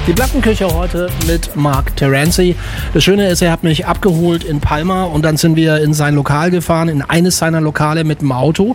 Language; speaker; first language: German; native; German